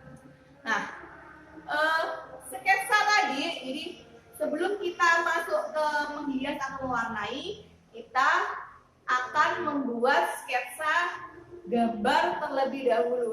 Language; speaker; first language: Indonesian; native; Indonesian